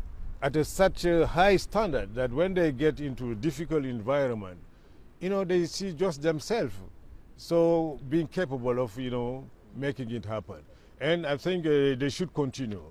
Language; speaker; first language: English; non-native, fluent; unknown